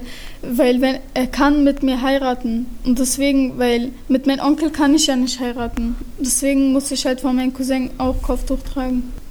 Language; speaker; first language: German; early bilingual, other home language; Turkish